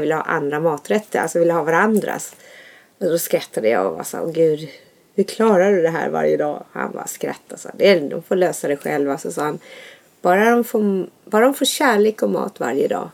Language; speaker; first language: Swedish; native; Swedish